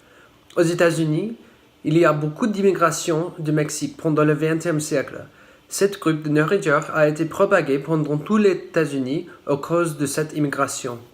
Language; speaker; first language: French; non-native, learner; English